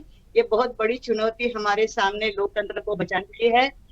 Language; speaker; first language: Hindi; non-native, local second language; Marathi